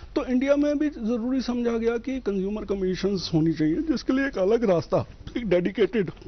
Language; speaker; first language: Hindi; native; Hindi